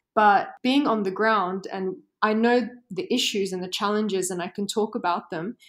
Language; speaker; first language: English; native; English